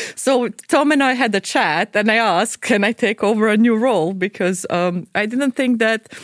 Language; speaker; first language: English; non-native, fluent; Croatian